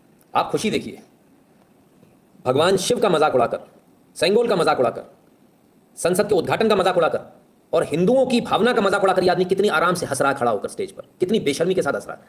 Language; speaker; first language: Hindi; native; Hindi